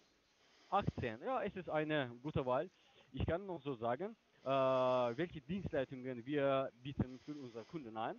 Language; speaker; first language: German; non-native, learner; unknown